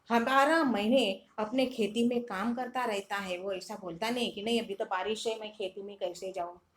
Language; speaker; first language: Hindi; non-native, local second language; Marathi